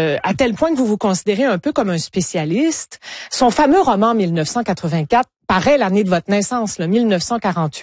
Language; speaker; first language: French; native; French